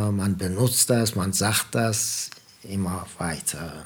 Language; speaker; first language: German; non-native, fluent; Persian